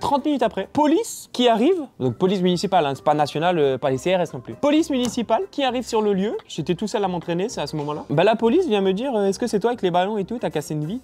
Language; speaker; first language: French; native; French